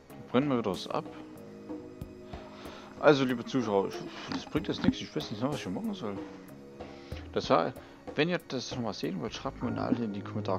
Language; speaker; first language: German; native; German